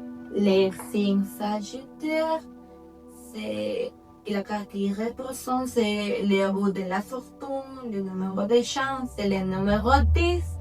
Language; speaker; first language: French; non-native, learner; Spanish